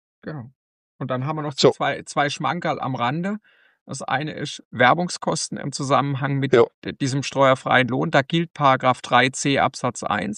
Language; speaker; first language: German; native; German